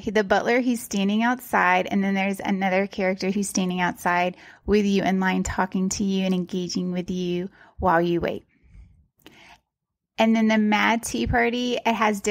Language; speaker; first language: English; native; English